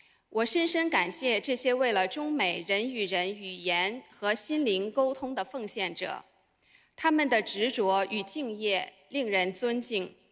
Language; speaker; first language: Chinese; native; Chinese